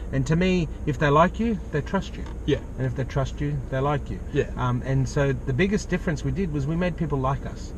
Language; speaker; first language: English; native; English